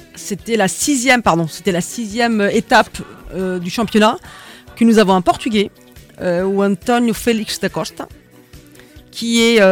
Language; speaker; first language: Portuguese; early bilingual, heritage; Portuguese